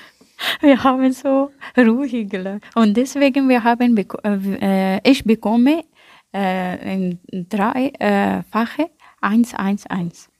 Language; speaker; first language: German; non-native, learner; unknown